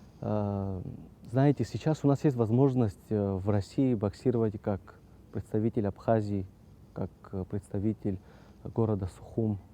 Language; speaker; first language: Russian; non-native, local second language; Abkhazian